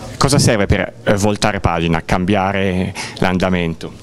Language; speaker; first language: Italian; native; Italian